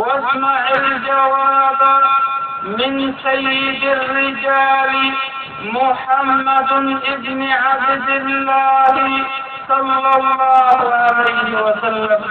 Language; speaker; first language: Arabic; native; Arabic